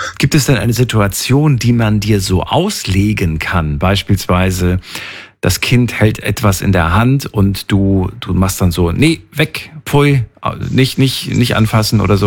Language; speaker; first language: German; native; German